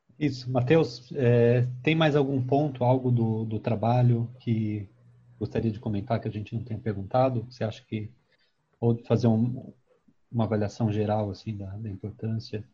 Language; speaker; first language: Portuguese; native; Portuguese